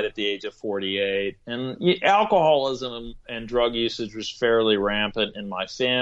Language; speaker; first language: English; native; English